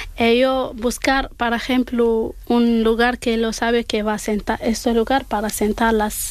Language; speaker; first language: Spanish; non-native, learner; Arabic